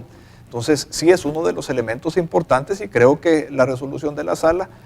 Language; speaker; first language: Spanish; native; Spanish